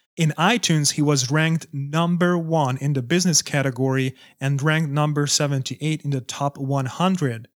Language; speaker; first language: English; non-native, fluent; Hungarian